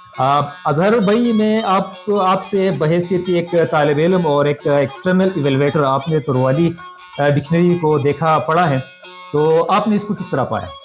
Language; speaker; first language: Urdu; non-native, local second language; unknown